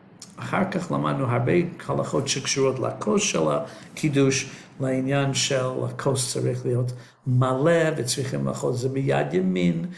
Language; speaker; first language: Hebrew; non-native, fluent; English